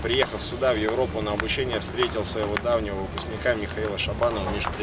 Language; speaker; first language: Russian; native; Russian